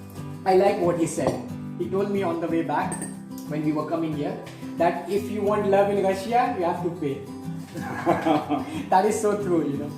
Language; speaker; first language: English; non-native, local second language; Hindi